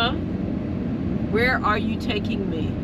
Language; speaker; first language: English; native; English